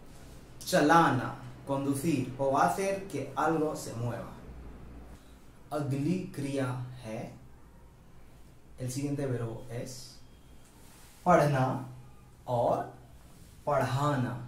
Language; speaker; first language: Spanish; non-native, fluent; Hindi